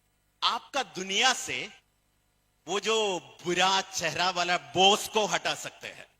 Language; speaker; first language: Hindi; non-native, local second language; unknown